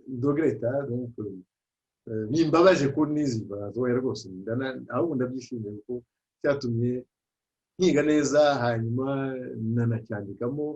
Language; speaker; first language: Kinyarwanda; early bilingual, heritage; Kinyarwanda